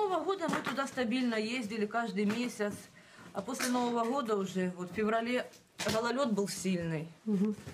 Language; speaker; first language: Russian; native; Russian